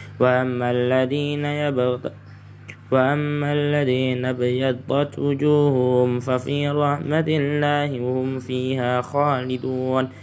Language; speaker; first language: Arabic; non-native, learner; Indonesian